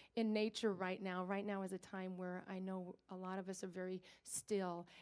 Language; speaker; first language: English; native; English